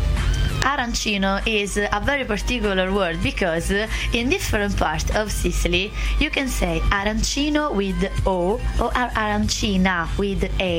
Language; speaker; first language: English; non-native, learner; Italian